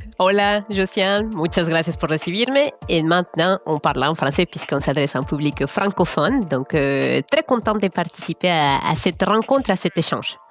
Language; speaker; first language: French; non-native, fluent; Spanish